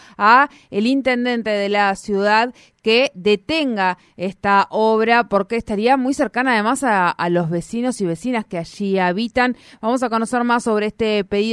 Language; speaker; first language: Spanish; native; Spanish